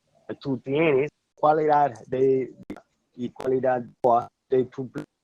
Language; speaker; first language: Spanish; non-native, learner; English